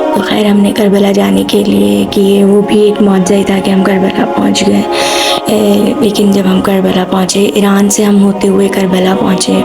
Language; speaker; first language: Urdu; native; Urdu